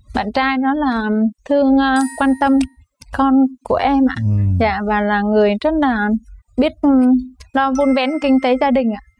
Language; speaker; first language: Vietnamese; native; Vietnamese